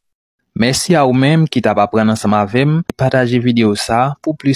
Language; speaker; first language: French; non-native, local second language; Haitian Creole